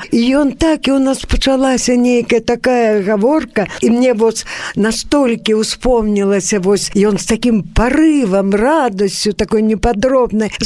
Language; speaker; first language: Belarusian; native; Belarusian